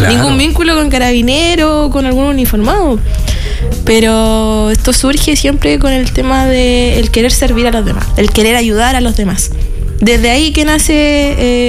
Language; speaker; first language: Spanish; native; Spanish